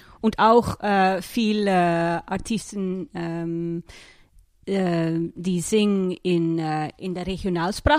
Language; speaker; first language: German; non-native, learner; Dutch